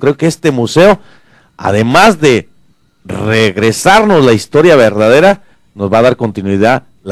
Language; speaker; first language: Spanish; native; Spanish